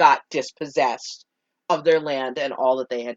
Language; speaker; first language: English; native; English